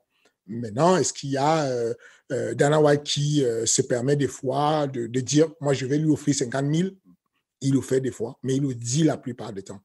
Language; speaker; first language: French; native; French